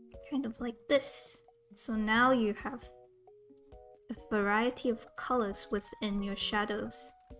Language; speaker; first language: English; non-native, local second language; Cantonese